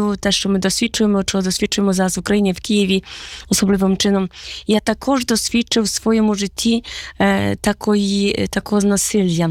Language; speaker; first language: Polish; non-native, learner; Ukrainian